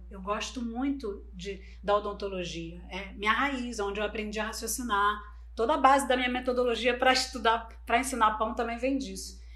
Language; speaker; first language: Portuguese; non-native, local second language; Spanish